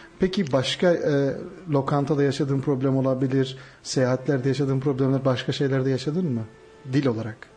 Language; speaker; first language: Turkish; native; Turkish